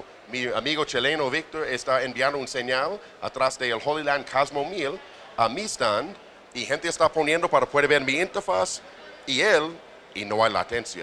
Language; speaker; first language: Spanish; non-native, fluent; English